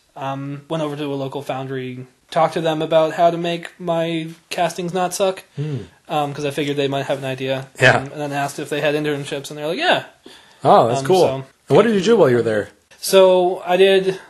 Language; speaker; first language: English; native; English